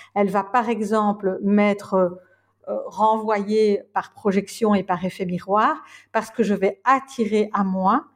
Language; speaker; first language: French; native; French